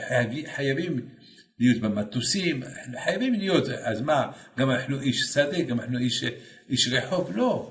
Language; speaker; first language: Hebrew; non-native, fluent; French